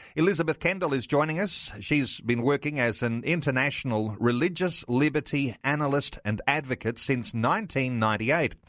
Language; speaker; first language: English; native; English